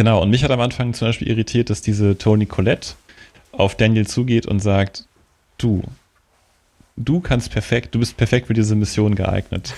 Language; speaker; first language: German; native; German